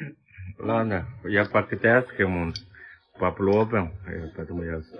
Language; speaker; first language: Russian; non-native, learner; Chinese